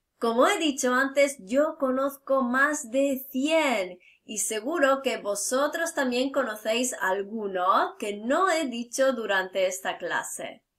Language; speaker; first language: Spanish; native; Spanish